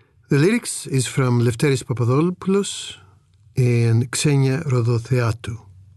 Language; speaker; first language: English; non-native, fluent; Greek